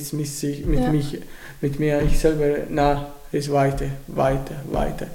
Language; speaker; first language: German; non-native, learner; Arabic